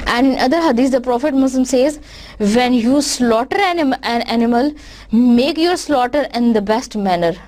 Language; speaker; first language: English; non-native, local second language; Urdu